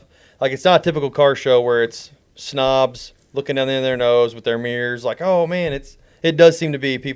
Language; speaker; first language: English; native; English